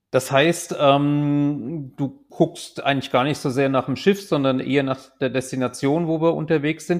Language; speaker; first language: German; native; German